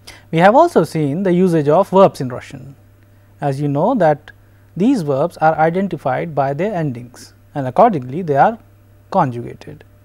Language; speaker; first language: English; non-native, local second language; Hindi